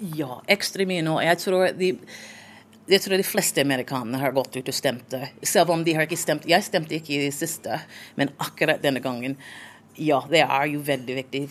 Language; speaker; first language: Norwegian; non-native, fluent; English